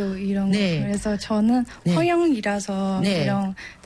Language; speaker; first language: Korean; non-native, learner; Burmese